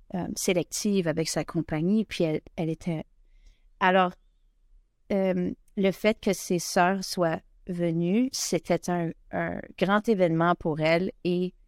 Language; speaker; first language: French; native; French